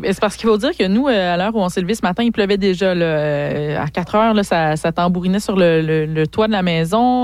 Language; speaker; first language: French; native; French